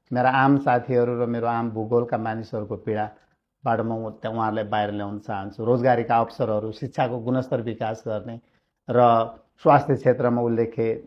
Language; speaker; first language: Nepali; native; Nepali